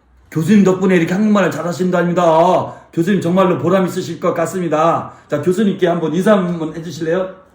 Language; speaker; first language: Korean; native; Korean